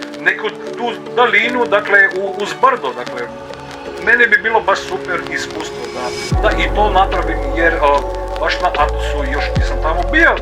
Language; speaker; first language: Croatian; native; Croatian